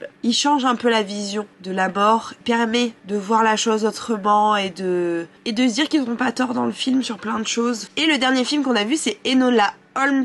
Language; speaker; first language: French; native; French